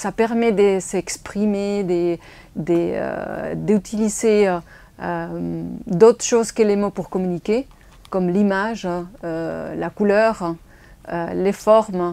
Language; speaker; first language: French; non-native, fluent; Spanish